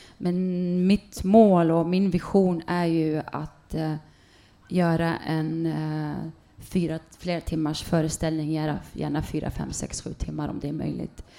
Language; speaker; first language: Swedish; early bilingual, other home language; Kurdish